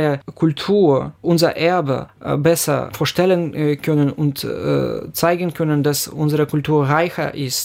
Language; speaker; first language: German; non-native, fluent; Ukrainian